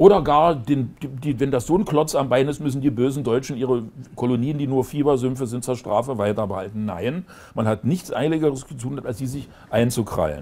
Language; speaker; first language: German; native; German